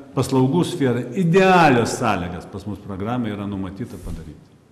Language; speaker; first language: Lithuanian; non-native, fluent; Russian